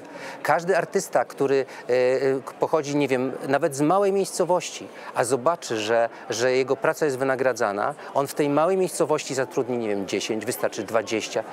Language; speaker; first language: Polish; native; Polish